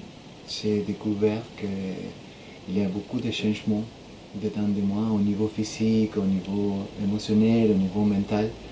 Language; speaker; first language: French; non-native, fluent; Spanish